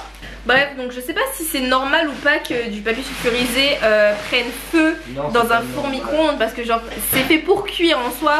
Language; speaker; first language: French; native; French